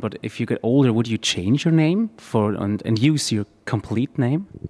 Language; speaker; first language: English; non-native, fluent; German